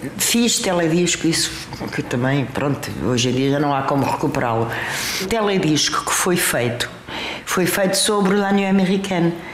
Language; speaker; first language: Portuguese; early bilingual, other home language; French